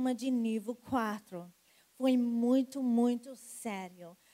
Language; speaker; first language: Portuguese; non-native, fluent; English